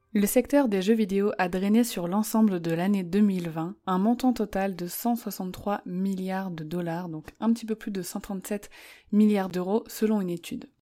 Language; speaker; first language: French; native; French